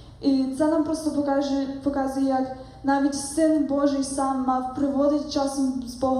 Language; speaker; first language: Ukrainian; early bilingual, heritage; Ukrainian